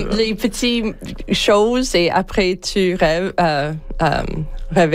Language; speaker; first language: French; non-native, learner; English